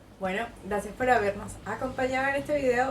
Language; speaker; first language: Spanish; native; Spanish